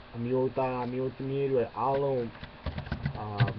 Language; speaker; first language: Burmese; non-native, learner; English